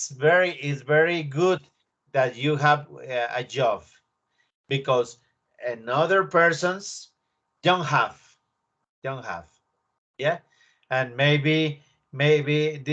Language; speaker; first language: English; non-native, learner; Spanish